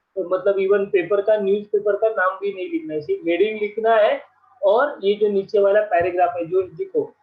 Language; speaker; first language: Hindi; non-native, local second language; Marathi